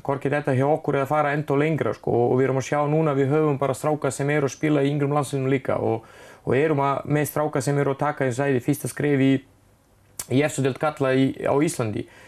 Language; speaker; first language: Icelandic; non-native, fluent; Serbian